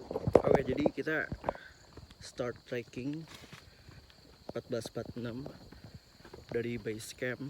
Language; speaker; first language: Indonesian; native; Indonesian